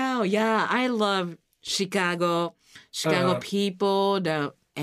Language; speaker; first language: English; non-native, learner; Japanese